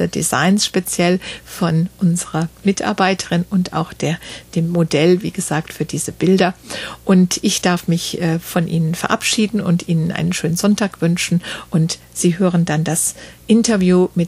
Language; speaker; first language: German; native; German